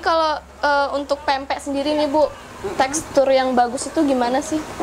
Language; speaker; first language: Indonesian; native; Indonesian